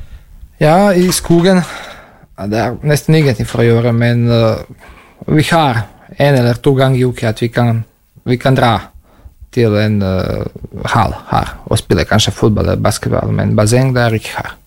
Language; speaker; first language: Norwegian; non-native, learner; Serbian